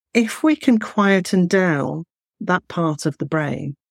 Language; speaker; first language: English; native; English